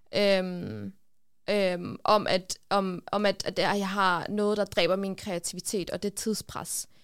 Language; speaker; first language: Danish; early bilingual, other home language; Kurdish